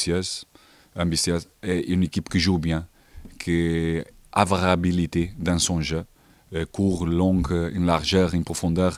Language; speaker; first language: French; non-native, fluent; Portuguese